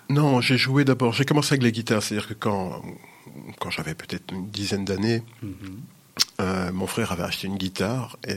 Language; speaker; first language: French; early bilingual, other home language; Sicilian